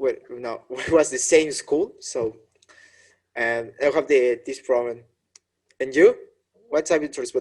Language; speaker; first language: English; non-native, learner; Spanish